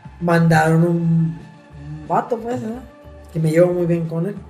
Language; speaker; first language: Spanish; native; Spanish